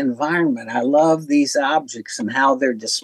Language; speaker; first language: English; native; English